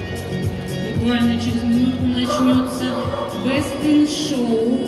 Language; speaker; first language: Russian; native; Russian